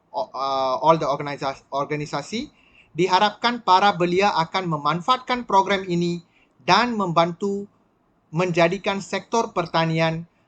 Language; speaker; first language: Malay; non-native, local second language; Tamil